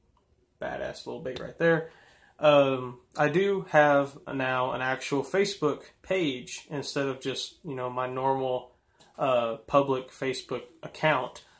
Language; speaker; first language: English; native; English